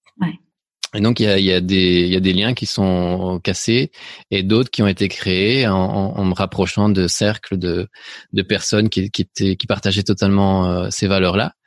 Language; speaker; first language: French; early bilingual, other home language; Spanish